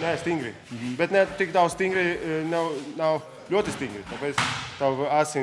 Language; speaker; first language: Latvian; non-native, learner; Russian